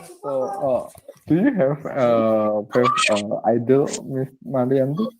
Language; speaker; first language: English; non-native, learner; Indonesian